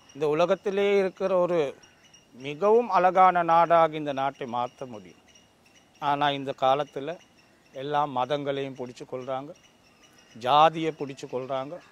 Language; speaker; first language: Tamil; non-native, local second language; Sinhala